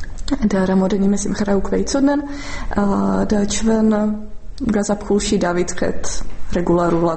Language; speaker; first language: Georgian; non-native, fluent; Czech